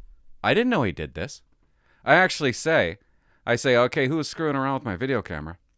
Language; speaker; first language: English; native; English